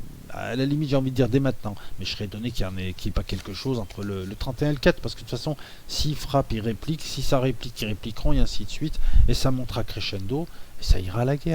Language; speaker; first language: French; native; French